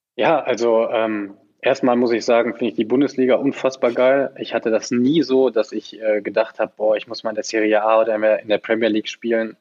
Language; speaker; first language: German; native; German